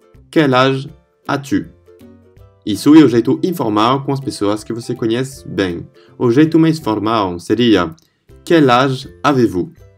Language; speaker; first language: Portuguese; non-native, fluent; French